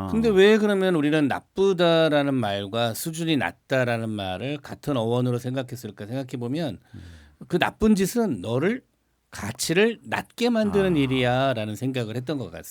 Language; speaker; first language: Korean; native; Korean